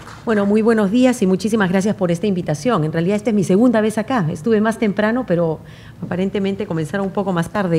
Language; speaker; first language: Spanish; native; Spanish